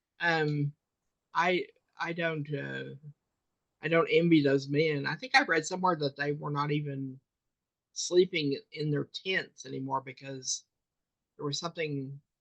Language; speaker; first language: English; native; English